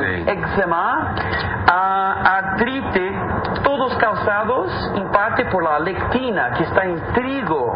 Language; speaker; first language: Spanish; non-native, fluent; Portuguese